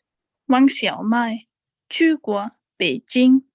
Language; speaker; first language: Chinese; non-native, learner; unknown